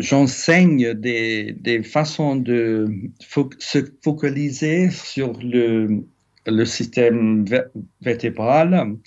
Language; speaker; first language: French; non-native, fluent; English